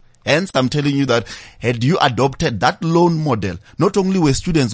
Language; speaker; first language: English; non-native, local second language; Venda